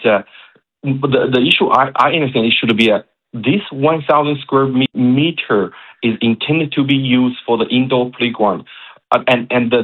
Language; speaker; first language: English; non-native, fluent; Chinese